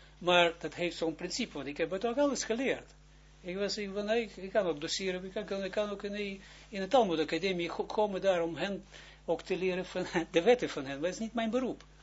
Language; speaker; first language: Dutch; non-native, fluent; Hebrew